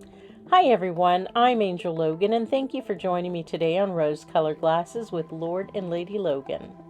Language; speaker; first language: English; native; English